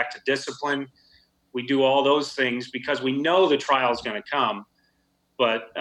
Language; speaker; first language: English; native; English